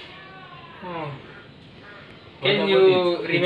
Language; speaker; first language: English; non-native, learner; Indonesian